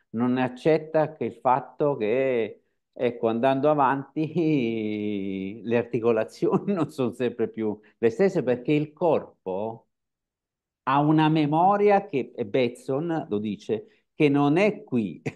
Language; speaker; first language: Italian; native; Italian